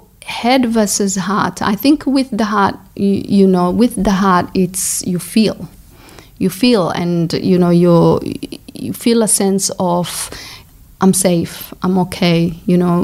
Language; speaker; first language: English; non-native, local second language; Somali